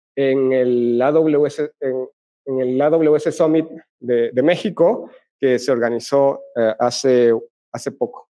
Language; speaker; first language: Spanish; native; Spanish